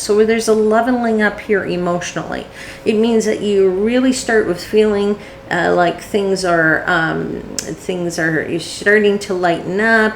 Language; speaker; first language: English; native; English